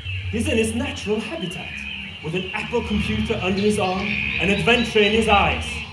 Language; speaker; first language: English; non-native, fluent; Norwegian